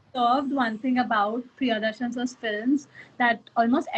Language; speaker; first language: English; non-native, local second language; Kannada